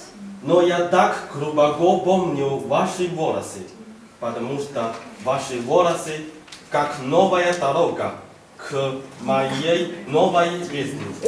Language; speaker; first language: Russian; non-native, learner; Chinese